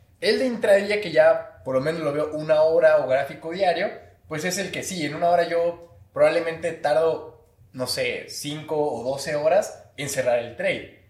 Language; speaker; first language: Spanish; native; Spanish